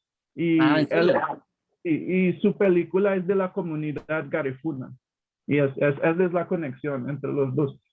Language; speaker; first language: Spanish; non-native, learner; English